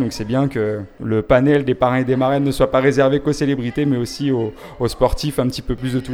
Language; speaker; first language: French; native; French